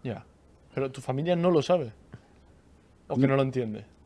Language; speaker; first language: Spanish; native; Spanish